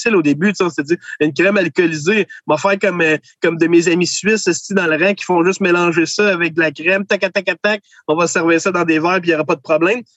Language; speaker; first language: French; native; French